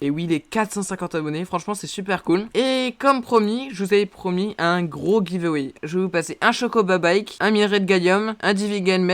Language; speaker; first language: French; native; French